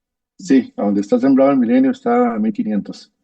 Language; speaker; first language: Spanish; native; Spanish